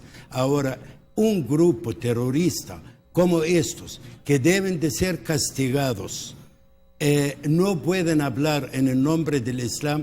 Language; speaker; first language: Spanish; early bilingual, heritage; Spanish